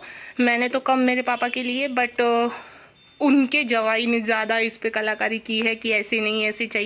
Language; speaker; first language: Hindi; native; Hindi